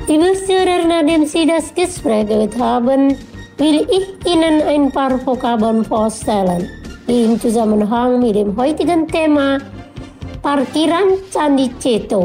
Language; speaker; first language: German; non-native, fluent; Indonesian